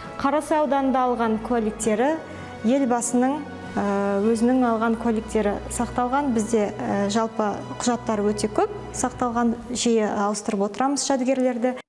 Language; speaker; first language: Kazakh; native; Kazakh